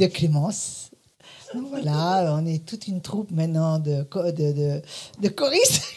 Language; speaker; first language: French; native; French